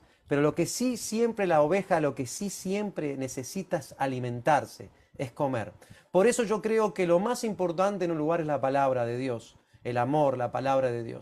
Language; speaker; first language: Spanish; native; Spanish